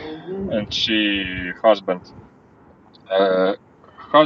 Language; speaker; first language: English; non-native, learner; Ukrainian